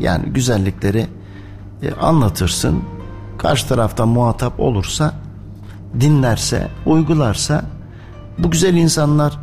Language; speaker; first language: Turkish; native; Turkish